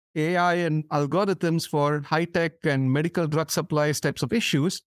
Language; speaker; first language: English; non-native, local second language; Tamil